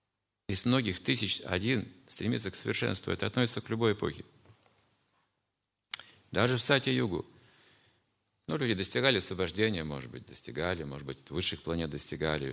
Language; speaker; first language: Russian; native; Russian